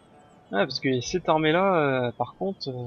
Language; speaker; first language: French; native; French